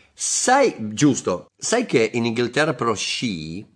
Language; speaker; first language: Italian; non-native, fluent; English